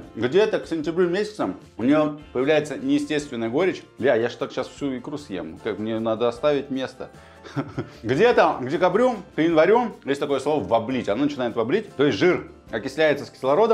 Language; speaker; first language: Russian; native; Russian